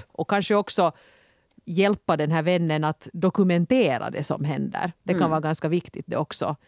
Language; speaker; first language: Swedish; native; Swedish